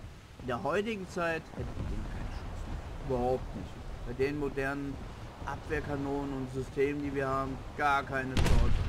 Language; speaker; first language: German; native; German